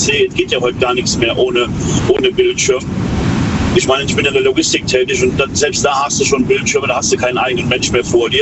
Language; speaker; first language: German; native; German